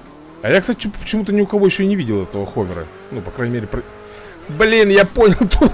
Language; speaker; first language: Russian; native; Russian